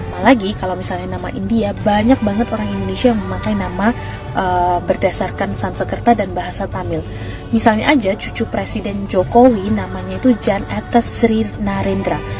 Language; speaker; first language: Indonesian; native; Indonesian